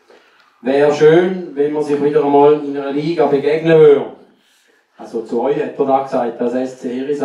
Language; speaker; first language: German; native; German